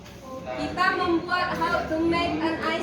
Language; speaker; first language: English; non-native, learner; Indonesian